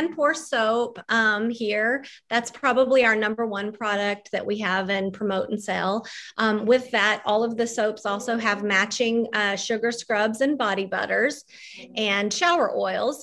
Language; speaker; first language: English; native; English